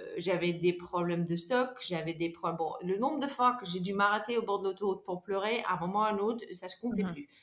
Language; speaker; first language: French; non-native, fluent; Dutch